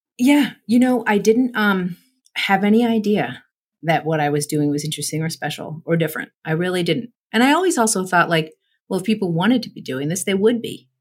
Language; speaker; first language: English; native; English